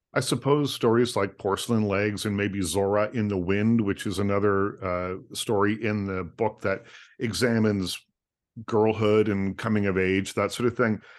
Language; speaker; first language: English; native; English